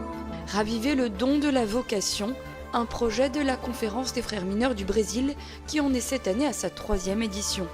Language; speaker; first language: French; native; French